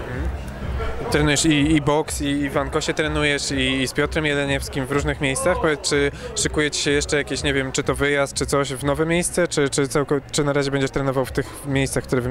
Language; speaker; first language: Polish; native; Polish